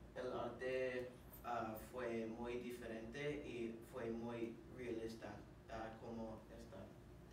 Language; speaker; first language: Spanish; non-native, learner; English